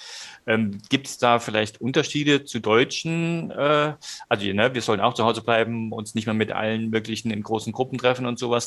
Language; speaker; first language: German; native; German